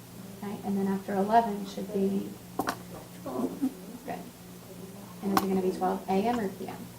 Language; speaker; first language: English; native; English